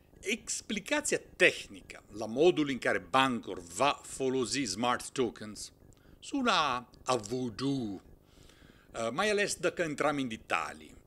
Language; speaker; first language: Romanian; non-native, fluent; Italian